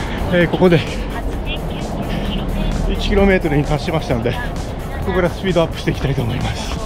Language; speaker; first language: Japanese; native; Japanese